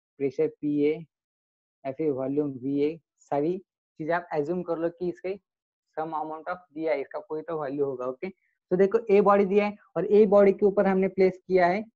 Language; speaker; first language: Hindi; native; Hindi